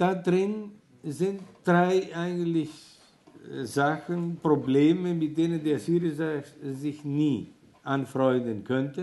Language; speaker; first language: German; non-native, fluent; Greek